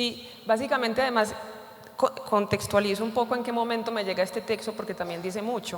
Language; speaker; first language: Spanish; native; Spanish